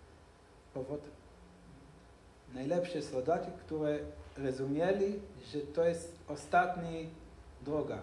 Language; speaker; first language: Polish; non-native, learner; Hebrew